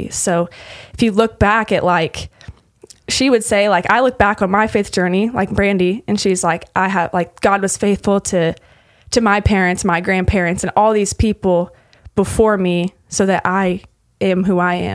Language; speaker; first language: English; native; English